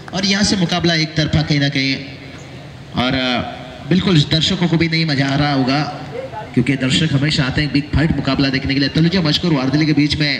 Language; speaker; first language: Hindi; non-native, local second language; Marathi